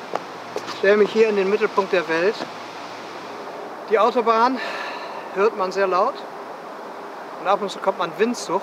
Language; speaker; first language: German; native; German